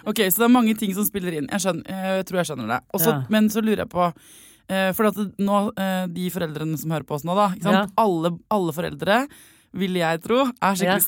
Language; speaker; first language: Norwegian; native; Norwegian